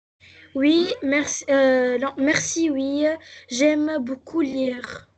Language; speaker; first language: French; non-native, learner; Arabic